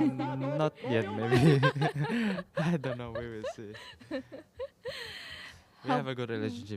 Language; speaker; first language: English; non-native, fluent; Japanese